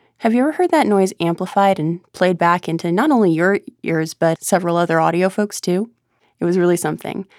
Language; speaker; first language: English; native; English